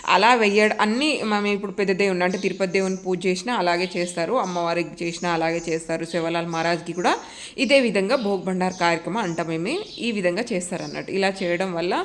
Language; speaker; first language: Telugu; non-native, local second language; Lambadi